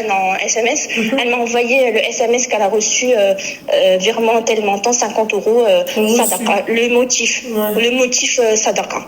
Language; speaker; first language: French; native; French